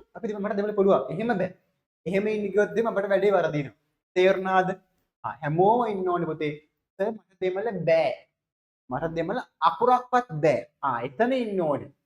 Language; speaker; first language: Sinhala; non-native, local second language; Tamil